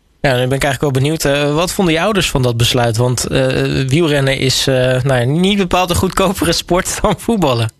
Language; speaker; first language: Dutch; native; Dutch